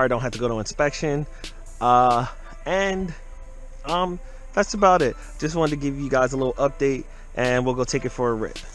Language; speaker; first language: English; native; English